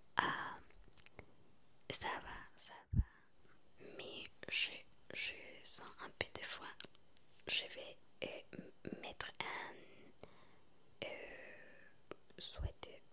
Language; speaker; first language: French; non-native, learner; Spanish